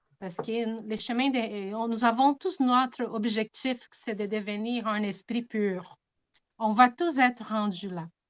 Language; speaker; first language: French; non-native, fluent; Portuguese